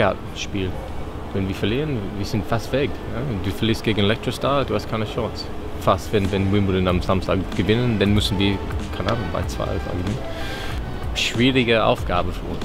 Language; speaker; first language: German; non-native, fluent; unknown